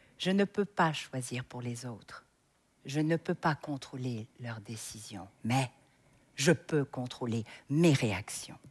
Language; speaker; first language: French; native; French